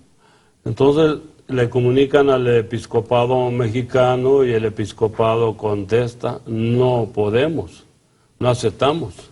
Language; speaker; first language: Spanish; native; Spanish